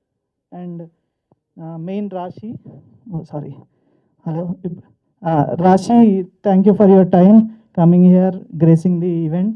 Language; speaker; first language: Telugu; native; Telugu